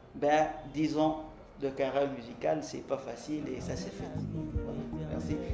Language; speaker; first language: French; non-native, local second language; Lingala